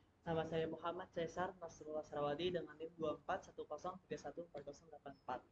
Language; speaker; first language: Indonesian; native; Indonesian